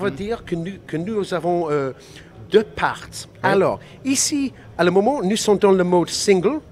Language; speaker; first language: French; non-native, learner; English